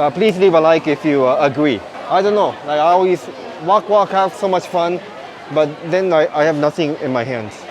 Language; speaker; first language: English; non-native, fluent; Japanese